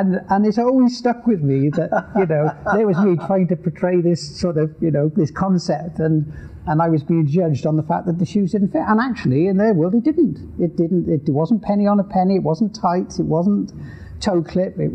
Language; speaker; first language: English; native; English